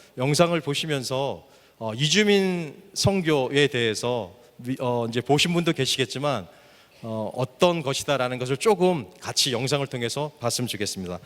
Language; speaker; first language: Korean; native; Korean